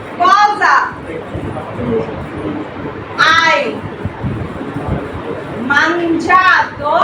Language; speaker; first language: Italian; non-native, fluent; Bangla